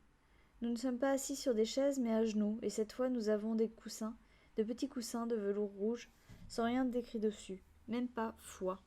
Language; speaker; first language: French; native; French